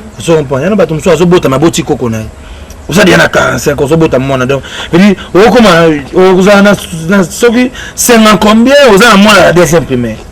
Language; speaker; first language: Lingala; native; Lingala